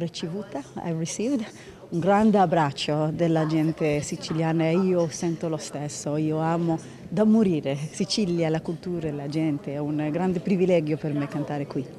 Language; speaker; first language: Italian; non-native, learner; Hebrew